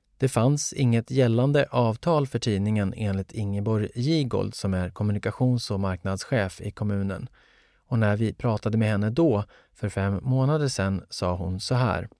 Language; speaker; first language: Swedish; native; Swedish